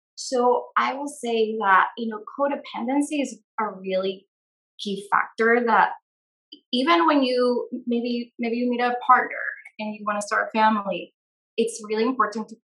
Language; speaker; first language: English; non-native, fluent; Spanish